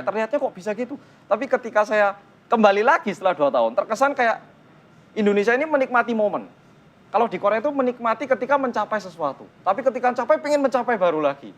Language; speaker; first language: Indonesian; early bilingual, other home language; Korean